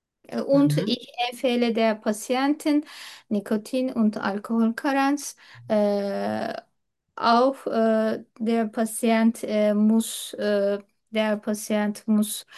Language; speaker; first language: German; non-native, learner; Turkish